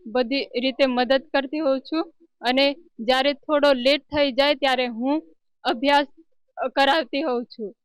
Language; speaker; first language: Gujarati; non-native, local second language; Rathawi